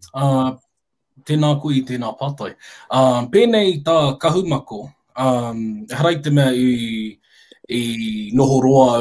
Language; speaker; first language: Māori; non-native, local second language; English